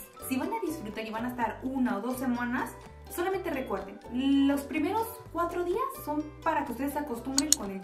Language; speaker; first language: Spanish; native; Spanish